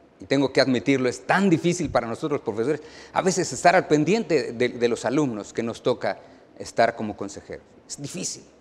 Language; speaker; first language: Spanish; native; Spanish